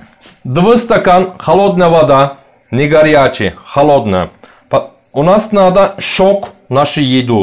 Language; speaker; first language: Russian; non-native, learner; Turkish